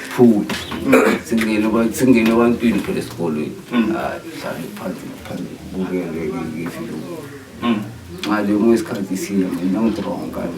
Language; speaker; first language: Zulu; non-native, local second language; South Ndebele